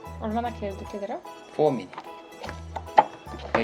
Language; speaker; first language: Korean; non-native, learner; Ukrainian